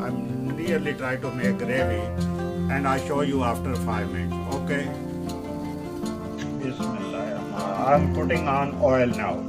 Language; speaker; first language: English; non-native, learner; Punjabi